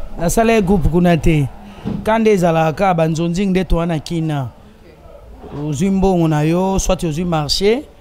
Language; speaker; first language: Lingala; native; Lingala